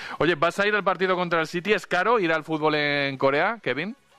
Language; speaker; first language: Spanish; native; Spanish